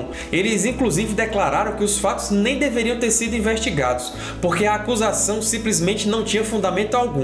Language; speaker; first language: Portuguese; native; Portuguese